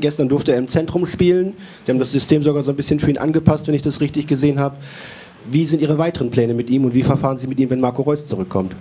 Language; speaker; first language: German; native; German